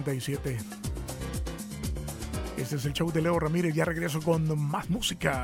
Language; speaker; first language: Spanish; native; Spanish